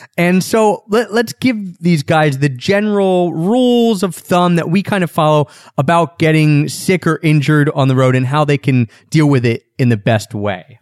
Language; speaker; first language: English; native; English